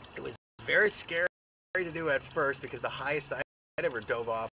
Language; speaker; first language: English; native; English